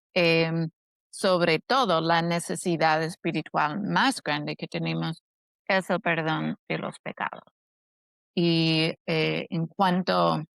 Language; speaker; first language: Spanish; non-native, fluent; English